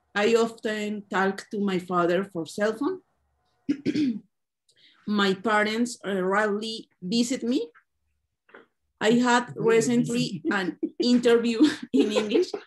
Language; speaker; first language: English; non-native, learner; Spanish